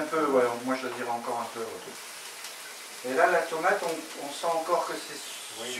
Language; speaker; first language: French; native; French